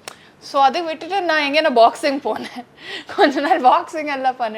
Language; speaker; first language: Tamil; non-native, learner; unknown